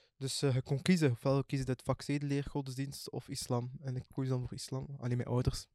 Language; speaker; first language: Dutch; early bilingual, other home language; Arabic